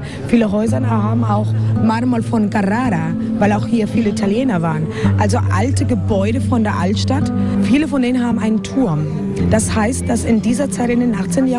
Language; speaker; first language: German; non-native, fluent; Spanish